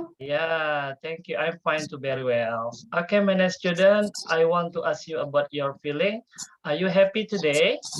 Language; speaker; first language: English; non-native, fluent; Indonesian